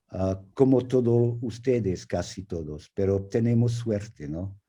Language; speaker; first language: Spanish; non-native, fluent; English